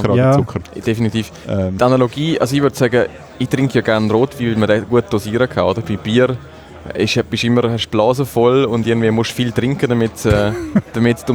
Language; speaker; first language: German; native; German